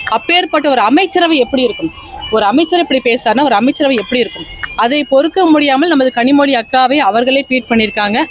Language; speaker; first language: Tamil; native; Tamil